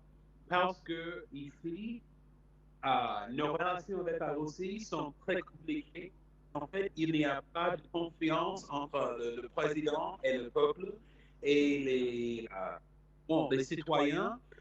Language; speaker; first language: French; non-native, fluent; English